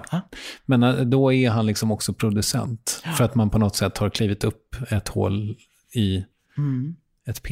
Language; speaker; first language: Swedish; native; Swedish